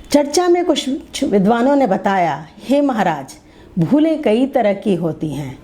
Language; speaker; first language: Hindi; non-native, local second language; Telugu